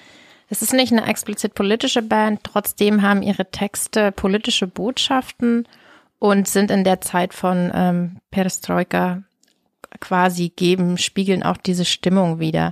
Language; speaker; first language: German; native; German